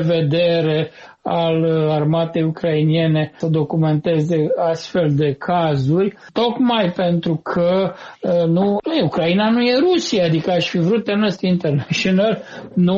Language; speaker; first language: Romanian; native; Romanian